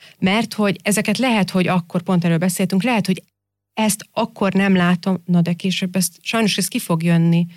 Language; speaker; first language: Hungarian; native; Hungarian